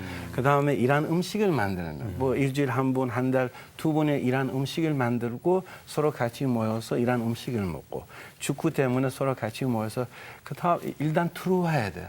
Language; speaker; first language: Korean; non-native, fluent; Persian